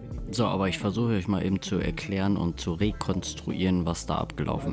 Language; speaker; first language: German; native; German